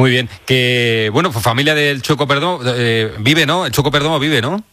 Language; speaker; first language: Spanish; native; Spanish